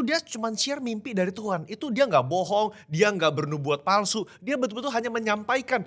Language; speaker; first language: Indonesian; native; Indonesian